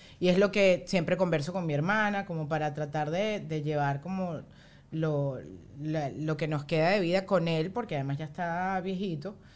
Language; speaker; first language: Spanish; native; Spanish